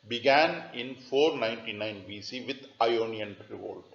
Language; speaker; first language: English; non-native, local second language; Tamil